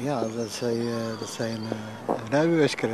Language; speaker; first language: Dutch; non-native, local second language; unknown